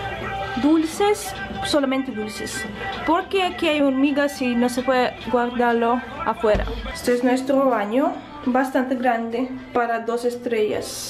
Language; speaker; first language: Spanish; non-native, fluent; Russian